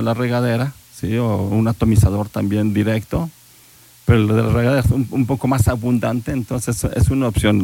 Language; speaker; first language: Spanish; native; Spanish